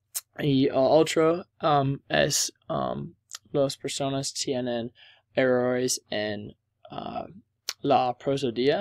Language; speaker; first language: Spanish; non-native, learner; English